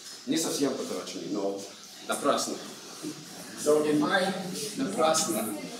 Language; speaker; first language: Russian; non-native, learner; English